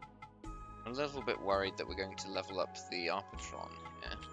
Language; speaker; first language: English; native; English